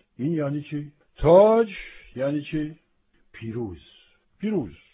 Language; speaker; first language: Persian; non-native, fluent; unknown